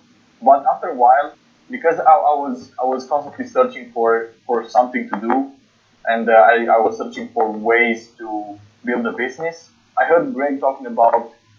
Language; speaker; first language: English; non-native, fluent; Romanian